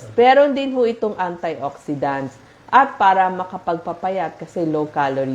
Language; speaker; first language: Filipino; native; Filipino